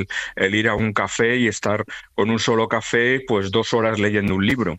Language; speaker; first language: Spanish; native; Spanish